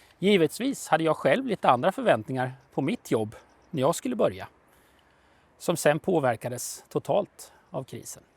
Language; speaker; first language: Swedish; native; Swedish